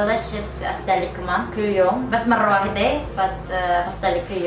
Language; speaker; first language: Arabic; non-native, learner; Korean